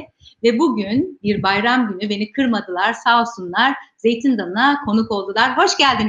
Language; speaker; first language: Turkish; native; Turkish